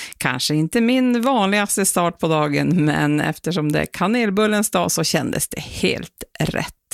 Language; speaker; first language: Swedish; native; Swedish